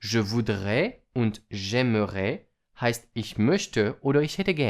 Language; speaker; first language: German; non-native, fluent; French